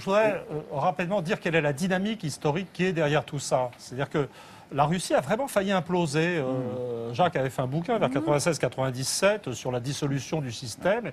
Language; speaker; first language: French; native; French